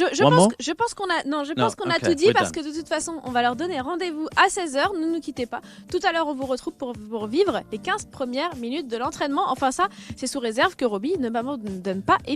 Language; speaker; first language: French; native; French